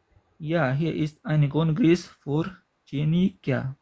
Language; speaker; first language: German; non-native, learner; Pashto